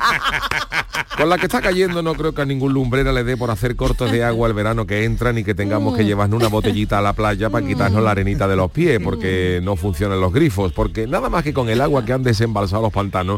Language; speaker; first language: Spanish; native; Spanish